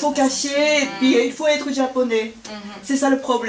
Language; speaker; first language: French; non-native, fluent; Japanese